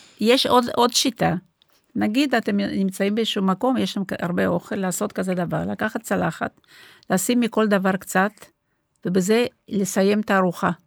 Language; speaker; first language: Hebrew; non-native, fluent; Russian